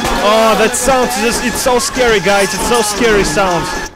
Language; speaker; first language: English; non-native, learner; Russian